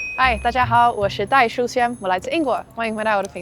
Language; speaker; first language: Chinese; early bilingual, heritage; English